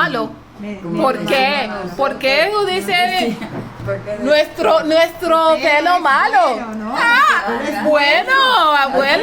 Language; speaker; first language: Spanish; early bilingual, heritage; English